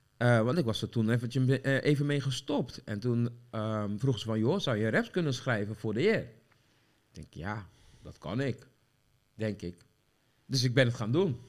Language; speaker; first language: Dutch; early bilingual, other home language; Sranan Tongo